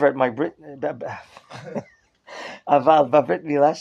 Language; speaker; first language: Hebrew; non-native, fluent; English